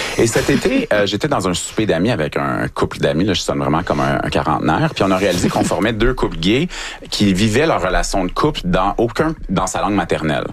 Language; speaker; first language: French; native; French